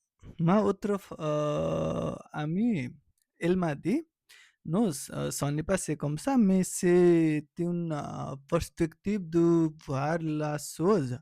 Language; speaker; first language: French; non-native, learner; Nepali